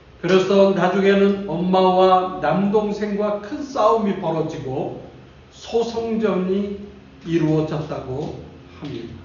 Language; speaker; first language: Korean; native; Korean